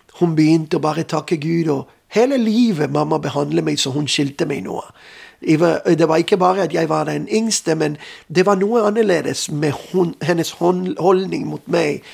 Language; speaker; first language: Norwegian; non-native, fluent; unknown